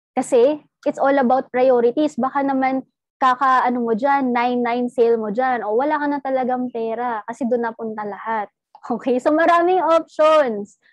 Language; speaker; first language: Filipino; non-native, local second language; Cebuano